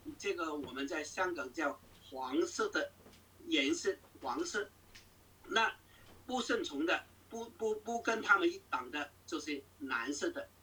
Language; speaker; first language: Chinese; non-native, local second language; Cantonese